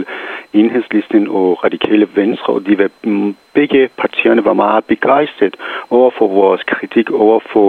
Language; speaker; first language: Danish; non-native, fluent; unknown